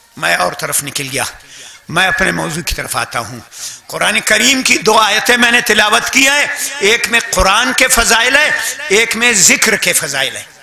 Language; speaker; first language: Urdu; non-native, local second language; Brahui